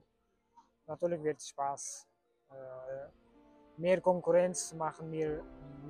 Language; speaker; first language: German; non-native, learner; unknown